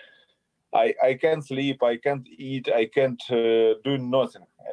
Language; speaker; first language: English; non-native, learner; Ukrainian